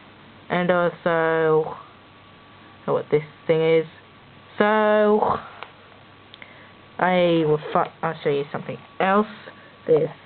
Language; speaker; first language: English; native; English